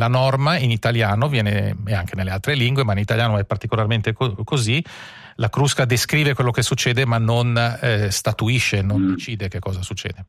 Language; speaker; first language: Italian; native; Italian